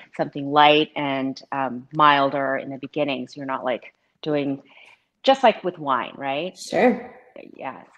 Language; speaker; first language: English; native; English